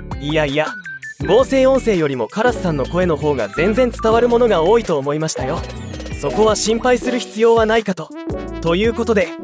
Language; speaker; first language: Japanese; native; Japanese